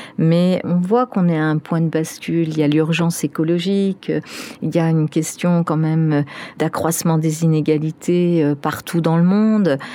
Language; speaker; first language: French; early bilingual, other home language; Spanish